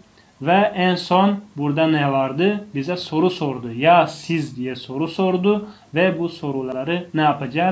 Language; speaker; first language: Turkish; non-native, fluent; Tajik